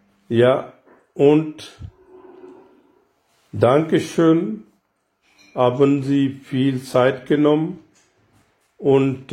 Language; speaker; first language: German; non-native, learner; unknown